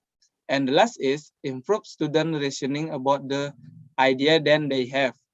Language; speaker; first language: English; non-native, learner; Indonesian